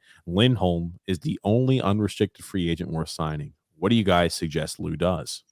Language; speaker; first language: English; native; English